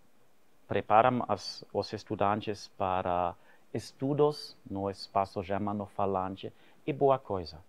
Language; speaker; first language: Portuguese; non-native, fluent; German